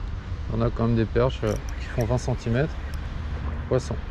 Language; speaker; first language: French; native; French